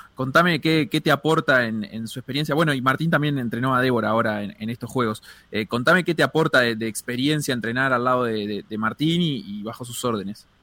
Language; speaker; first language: Spanish; native; Spanish